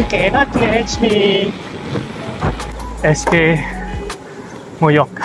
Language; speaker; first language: English; non-native, local second language; Malay